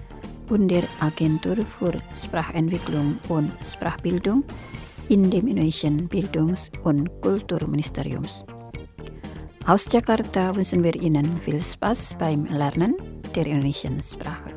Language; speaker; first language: German; non-native, fluent; Indonesian